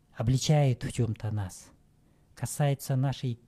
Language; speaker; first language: Russian; non-native, local second language; Kyrgyz